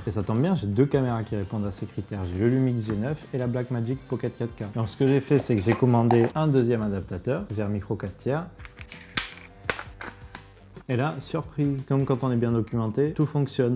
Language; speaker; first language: French; native; French